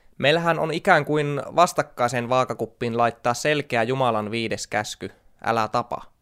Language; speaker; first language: Finnish; native; Finnish